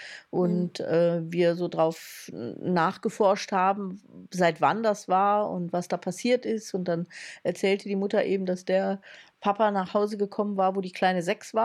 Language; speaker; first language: German; native; German